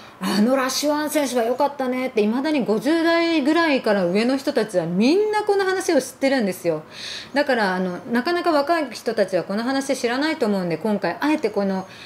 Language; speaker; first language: Japanese; early bilingual, other home language; Arabic